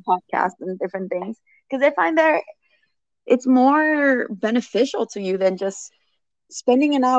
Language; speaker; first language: English; early bilingual, other home language; Spanish